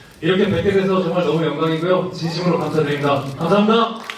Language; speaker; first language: Korean; native; Korean